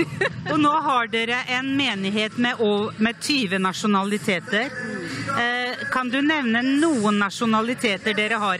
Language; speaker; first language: Norwegian; native; Norwegian